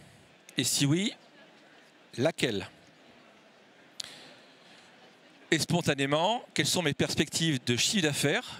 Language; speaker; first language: French; native; French